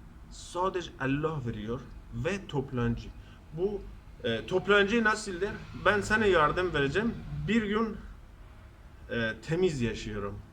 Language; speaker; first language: Turkish; non-native, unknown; Persian